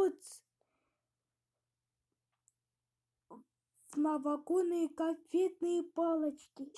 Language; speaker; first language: Russian; early bilingual, heritage; Russian